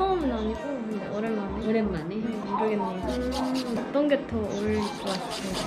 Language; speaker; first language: Korean; non-native, fluent; Cantonese